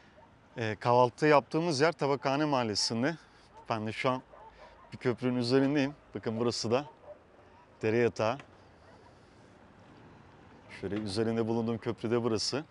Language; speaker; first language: Turkish; native; Turkish